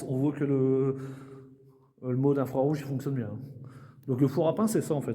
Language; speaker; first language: French; native; French